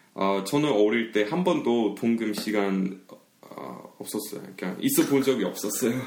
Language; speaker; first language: Korean; early bilingual, heritage; Korean